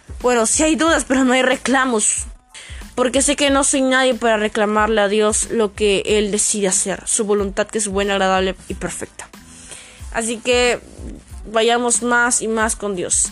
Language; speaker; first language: Spanish; native; Spanish